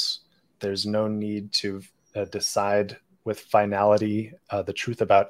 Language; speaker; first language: English; native; English